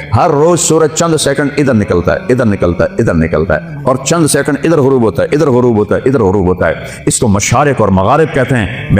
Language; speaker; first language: Urdu; non-native, local second language; Punjabi